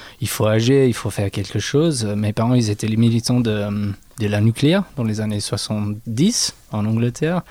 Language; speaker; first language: French; non-native, fluent; English